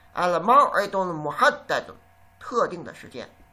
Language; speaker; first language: Arabic; non-native, fluent; Chinese